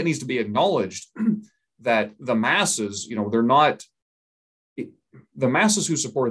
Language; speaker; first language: English; native; English